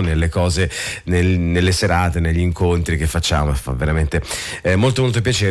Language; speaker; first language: Italian; native; Italian